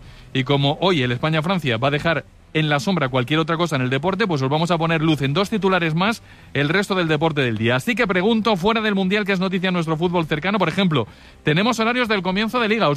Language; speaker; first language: Spanish; native; Spanish